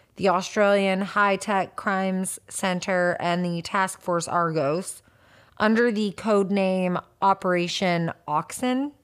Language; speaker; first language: English; native; English